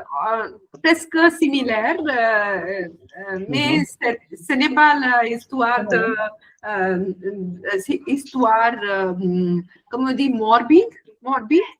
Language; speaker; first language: French; non-native, learner; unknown